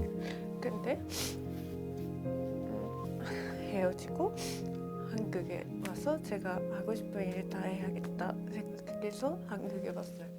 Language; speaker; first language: Korean; non-native, learner; Japanese